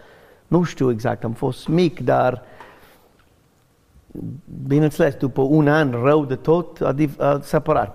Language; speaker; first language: Romanian; non-native, learner; English